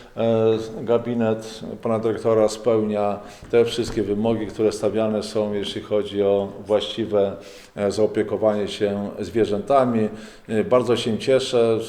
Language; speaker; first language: Polish; native; Polish